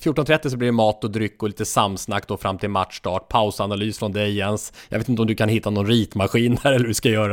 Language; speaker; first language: Swedish; native; Swedish